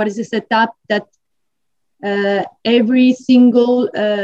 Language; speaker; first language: English; non-native, fluent; Spanish